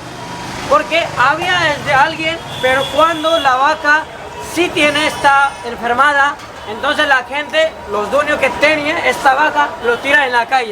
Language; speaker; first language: Spanish; non-native, learner; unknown